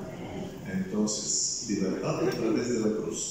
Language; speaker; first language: Spanish; non-native, fluent; Bulgarian